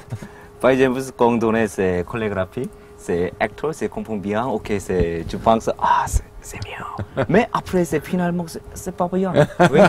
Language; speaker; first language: French; non-native, learner; Korean